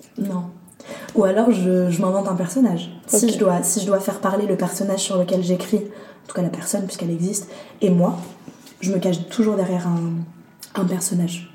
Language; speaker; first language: French; early bilingual, other home language; Arabic